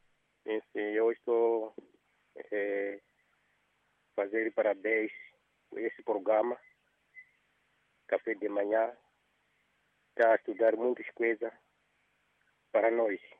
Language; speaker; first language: Portuguese; non-native, local second language; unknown